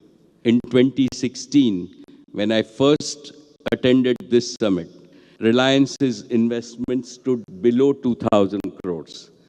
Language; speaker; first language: English; non-native, local second language; Gujarati